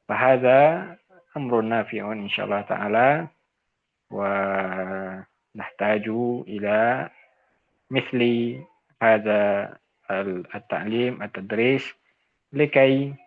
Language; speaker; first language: Arabic; non-native, fluent; Indonesian